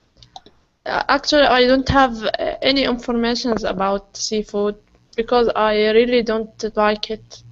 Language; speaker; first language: English; non-native, learner; Arabic